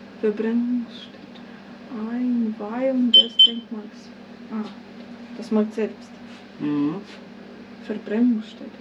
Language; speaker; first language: German; non-native, learner; Ukrainian